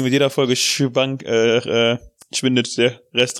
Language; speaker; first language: German; native; German